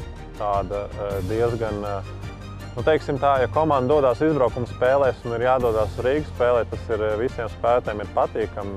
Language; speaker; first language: Latvian; native; Latvian